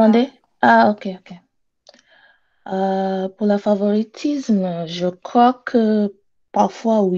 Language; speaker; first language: French; non-native, learner; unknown